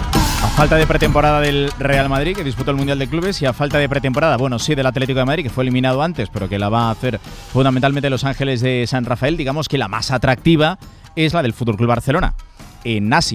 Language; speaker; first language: Spanish; native; Spanish